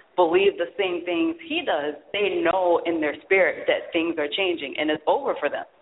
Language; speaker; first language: English; native; English